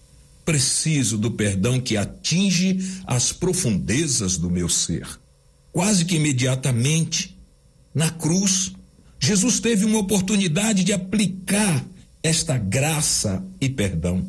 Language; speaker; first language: Portuguese; native; Portuguese